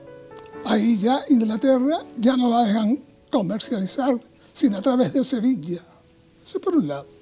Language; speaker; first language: Spanish; native; Spanish